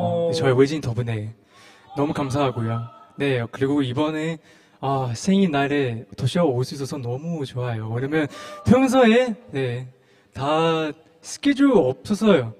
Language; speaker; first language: Korean; non-native, learner; Chinese